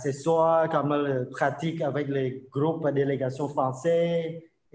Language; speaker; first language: French; non-native, learner; Khmer